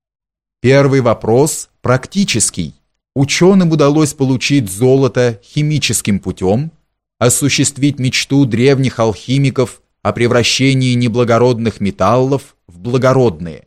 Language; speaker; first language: Russian; native; Russian